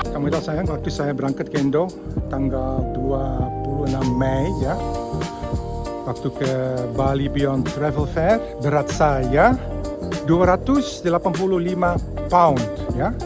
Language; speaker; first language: Indonesian; early bilingual, heritage; Dutch